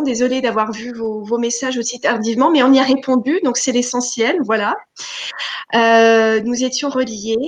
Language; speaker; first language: French; native; French